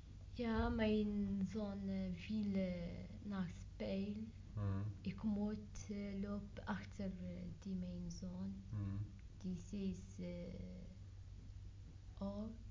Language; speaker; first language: Dutch; non-native, learner; Arabic